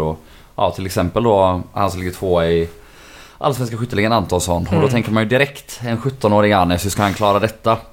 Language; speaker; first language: Swedish; native; Swedish